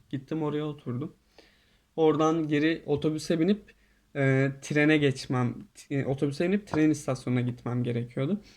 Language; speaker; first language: Turkish; native; Turkish